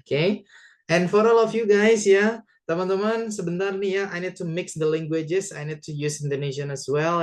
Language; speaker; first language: English; non-native, local second language; Indonesian